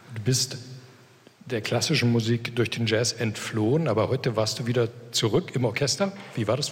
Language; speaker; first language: German; native; German